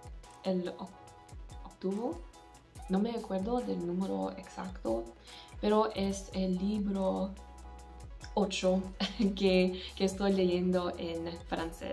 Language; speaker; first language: Spanish; non-native, fluent; English